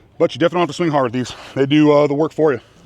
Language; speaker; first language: English; native; English